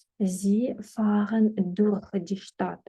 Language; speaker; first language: German; non-native, fluent; Ukrainian